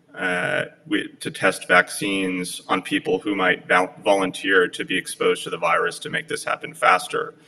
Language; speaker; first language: English; early bilingual, other home language; Polish